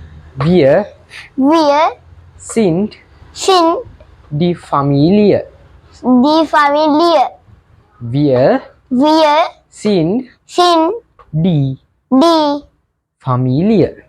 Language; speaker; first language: German; non-native, learner; Sinhala